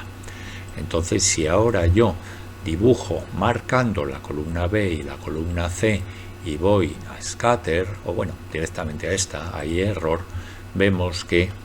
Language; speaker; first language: Spanish; native; Spanish